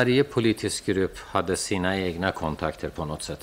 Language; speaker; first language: Swedish; non-native, fluent; Persian